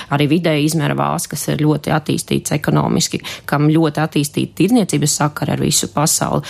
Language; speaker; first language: Latvian; non-native, local second language; Russian